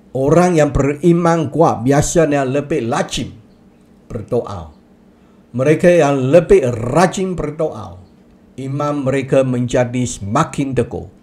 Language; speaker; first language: Malay; non-native, local second language; Chinese